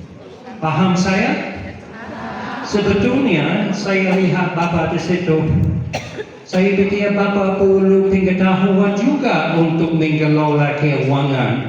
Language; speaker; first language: Indonesian; non-native, fluent; English